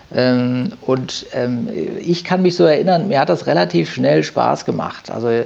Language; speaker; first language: German; native; German